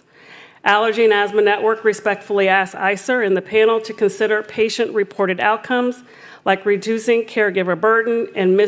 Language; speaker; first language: English; native; English